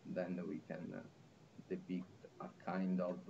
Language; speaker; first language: English; non-native, fluent; Italian